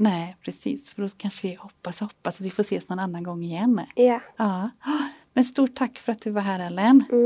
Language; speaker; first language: Swedish; native; Swedish